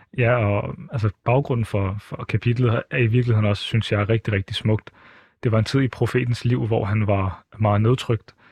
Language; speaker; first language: Danish; early bilingual, other home language; Arabic